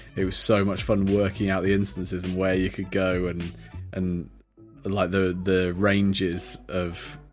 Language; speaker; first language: English; native; English